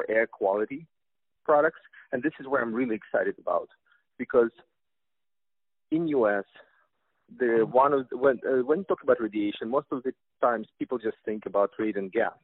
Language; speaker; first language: English; non-native, fluent; Russian